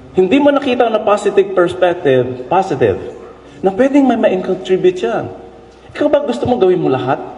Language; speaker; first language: Filipino; non-native, local second language; Iloko